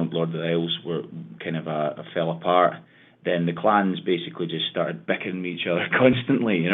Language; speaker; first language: English; native; English